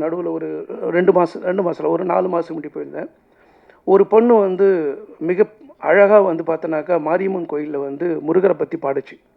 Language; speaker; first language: Tamil; native; Tamil